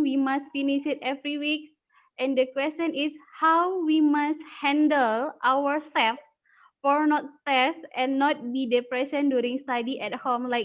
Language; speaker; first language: English; non-native, learner; Indonesian